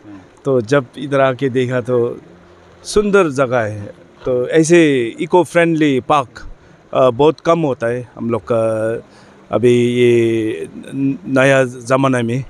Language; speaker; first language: Hindi; non-native, learner; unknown